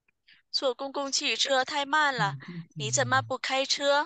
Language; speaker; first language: Chinese; non-native, fluent; Vietnamese